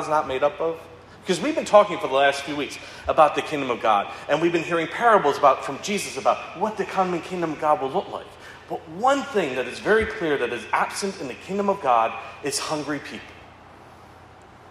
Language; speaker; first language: English; native; English